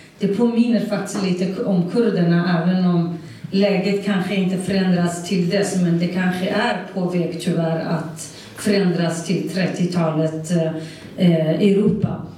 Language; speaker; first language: Swedish; non-native, fluent; Central Kurdish